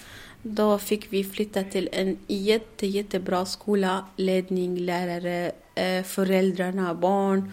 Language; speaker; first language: Swedish; non-native, learner; Arabic